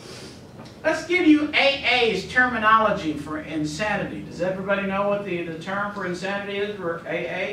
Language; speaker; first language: English; native; English